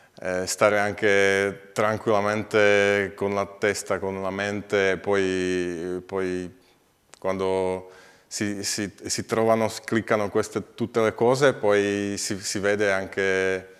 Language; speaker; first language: Italian; non-native, learner; Slovak